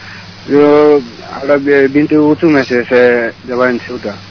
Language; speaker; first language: Spanish; non-native, learner; Bangla